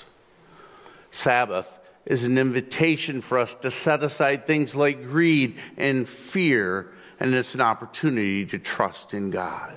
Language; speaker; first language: English; native; English